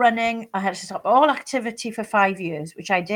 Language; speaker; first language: English; native; English